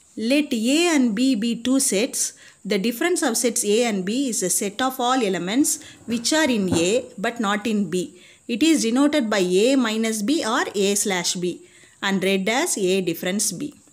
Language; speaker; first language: English; non-native, local second language; Tamil